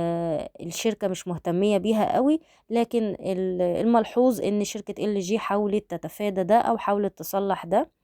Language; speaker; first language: Arabic; native; Arabic